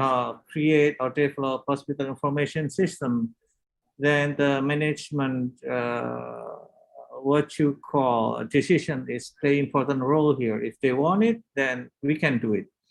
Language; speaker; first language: English; non-native, learner; Indonesian